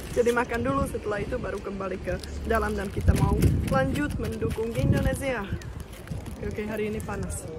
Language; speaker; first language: Indonesian; non-native, fluent; Czech